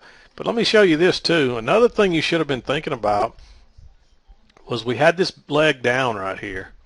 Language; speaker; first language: English; native; English